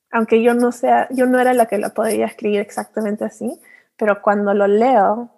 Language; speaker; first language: Spanish; early bilingual, heritage; Spanish